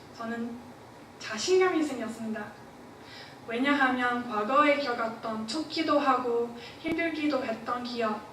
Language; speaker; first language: Korean; non-native, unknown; English